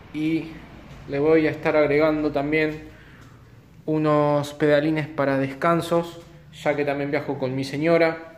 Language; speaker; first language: Spanish; native; Spanish